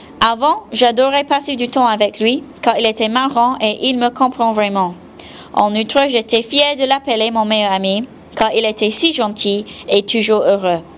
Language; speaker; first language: French; non-native, fluent; English